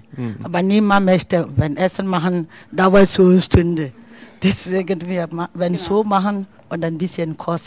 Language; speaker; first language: German; non-native, learner; Akan